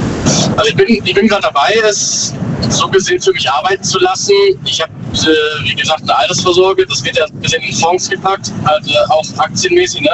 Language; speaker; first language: German; native; German